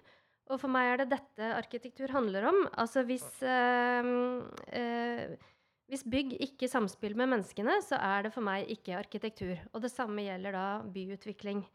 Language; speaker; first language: Norwegian; native; Norwegian